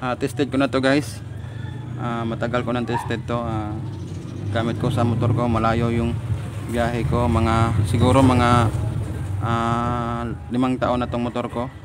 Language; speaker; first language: Filipino; non-native, local second language; Cebuano